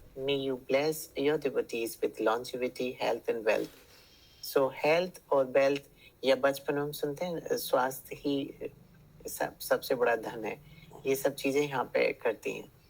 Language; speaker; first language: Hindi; native; Hindi